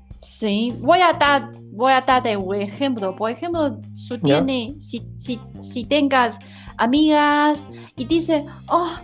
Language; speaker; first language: Spanish; non-native, learner; Chinese